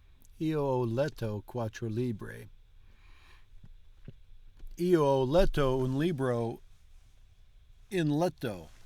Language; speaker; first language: Italian; non-native, learner; English